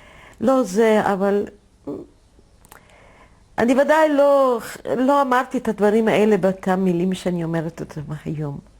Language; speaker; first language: Hebrew; non-native, fluent; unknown